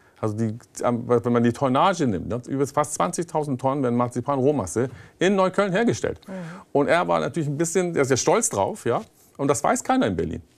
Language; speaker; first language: German; early bilingual, other home language; Persian